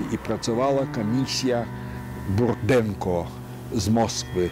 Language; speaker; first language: Polish; non-native, local second language; Yiddish